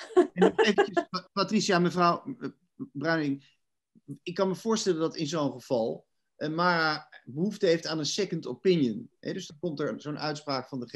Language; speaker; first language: Dutch; native; Dutch